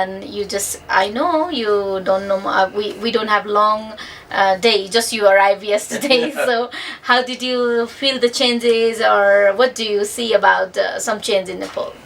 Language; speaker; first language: English; non-native, fluent; Nepali